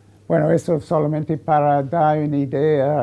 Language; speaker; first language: Spanish; non-native, fluent; English